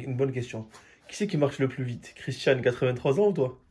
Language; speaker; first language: French; native; French